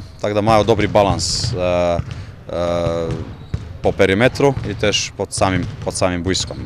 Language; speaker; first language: Polish; non-native, learner; Macedonian